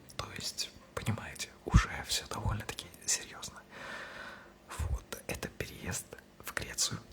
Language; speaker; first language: Russian; native; Russian